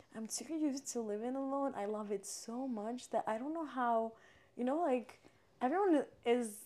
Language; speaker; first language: English; non-native, fluent; French